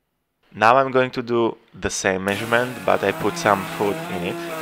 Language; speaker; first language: English; non-native, fluent; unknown